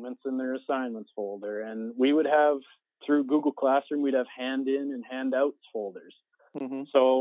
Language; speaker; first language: English; native; English